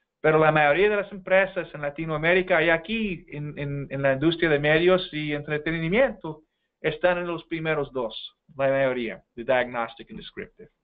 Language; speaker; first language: Spanish; non-native, fluent; English